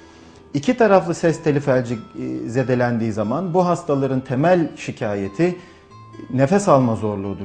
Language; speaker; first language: Turkish; native; Turkish